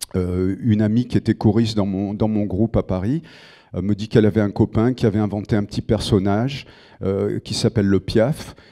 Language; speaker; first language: French; native; French